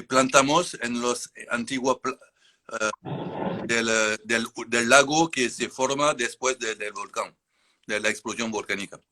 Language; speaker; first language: Spanish; non-native, learner; French